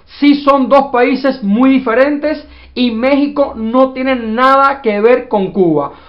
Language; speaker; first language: Spanish; native; Spanish